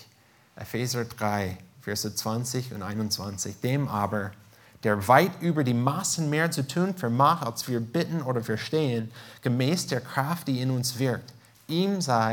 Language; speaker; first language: German; non-native, fluent; English